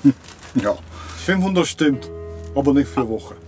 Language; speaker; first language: German; non-native, learner; Czech